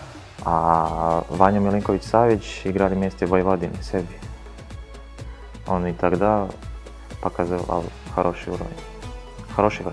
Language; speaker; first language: Russian; non-native, fluent; Serbian